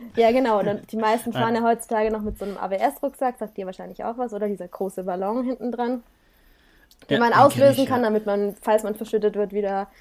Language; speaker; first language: German; native; German